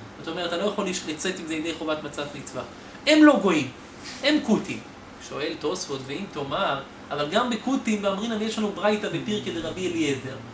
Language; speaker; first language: Hebrew; native; Hebrew